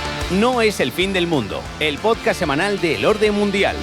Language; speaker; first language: Spanish; native; Spanish